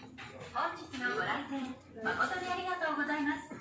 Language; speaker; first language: Japanese; native; Japanese